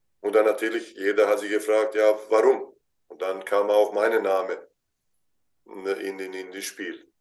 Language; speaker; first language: German; non-native, fluent; Bosnian